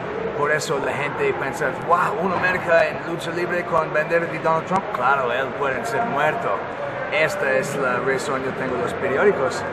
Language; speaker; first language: Spanish; non-native, learner; English